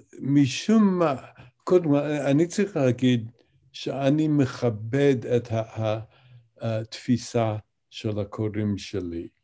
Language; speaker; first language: Hebrew; non-native, fluent; English